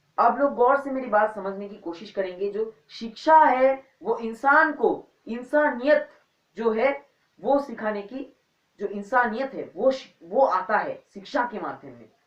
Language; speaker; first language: Hindi; non-native, local second language; Bangla